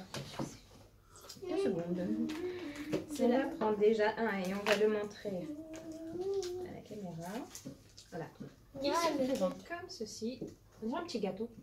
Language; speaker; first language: French; native; French